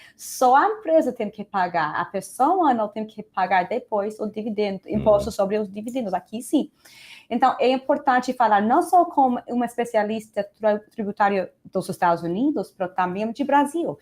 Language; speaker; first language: Portuguese; non-native, fluent; Spanish